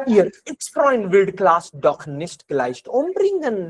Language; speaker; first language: German; non-native, fluent; Hindi